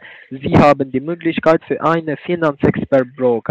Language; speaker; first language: German; non-native, learner; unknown